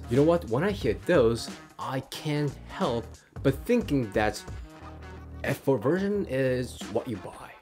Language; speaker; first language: English; non-native, fluent; Japanese